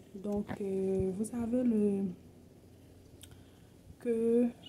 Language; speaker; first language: French; non-native, local second language; Haitian Creole